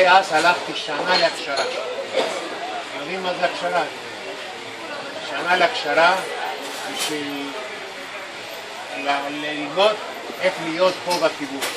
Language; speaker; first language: Hebrew; non-native, fluent; Spanish